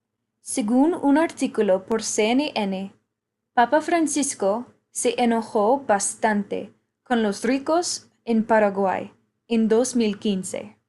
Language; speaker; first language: Spanish; non-native, learner; English